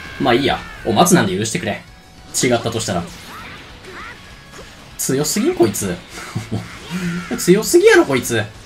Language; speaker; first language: Japanese; native; Japanese